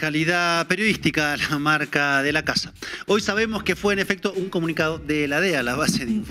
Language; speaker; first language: Spanish; native; Spanish